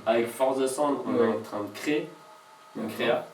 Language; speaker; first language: French; native; French